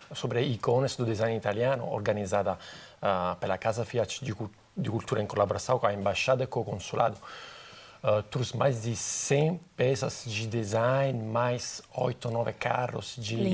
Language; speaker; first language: Portuguese; non-native, fluent; Italian